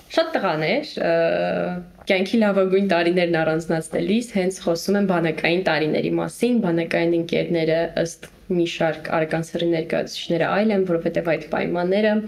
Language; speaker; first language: Armenian; native; Armenian